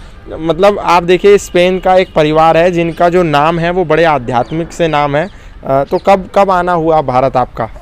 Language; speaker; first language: Hindi; native; Hindi